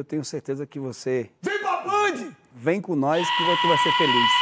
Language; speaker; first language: Portuguese; native; Portuguese